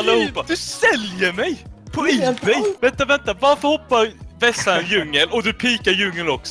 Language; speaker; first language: Swedish; native; Swedish